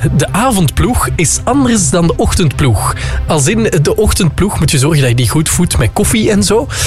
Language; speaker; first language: Dutch; native; Dutch